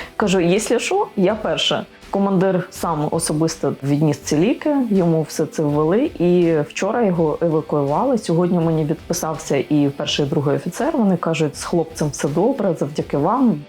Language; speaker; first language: Ukrainian; native; Ukrainian